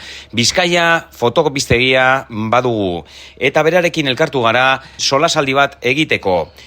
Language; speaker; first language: Basque; native; Basque